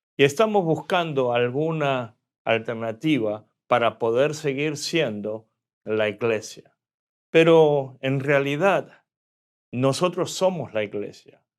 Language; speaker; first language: Spanish; early bilingual, other home language; Korean